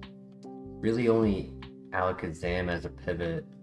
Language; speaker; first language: English; native; English